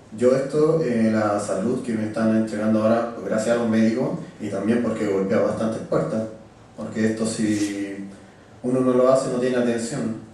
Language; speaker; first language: Spanish; native; Spanish